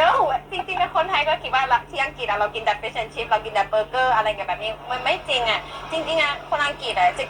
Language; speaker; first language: Thai; non-native, fluent; English